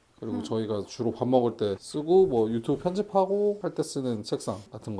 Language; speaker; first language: Korean; native; Korean